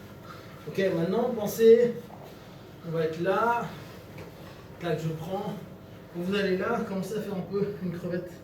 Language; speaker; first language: French; native; French